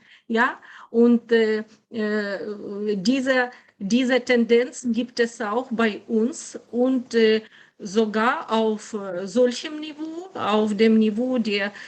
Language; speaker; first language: German; non-native, fluent; Ukrainian